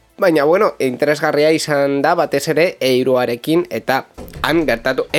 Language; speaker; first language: Basque; non-native, local second language; Spanish